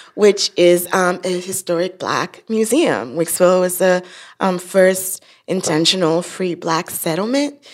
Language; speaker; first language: English; non-native, local second language; Yoruba